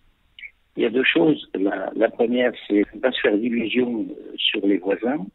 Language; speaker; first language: French; native; French